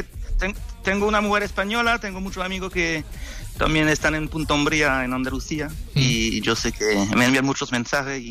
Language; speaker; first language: Spanish; non-native, fluent; French